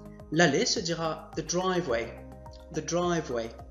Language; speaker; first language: English; non-native, fluent; French